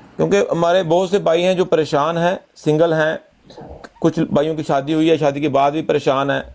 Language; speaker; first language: Urdu; non-native, local second language; Punjabi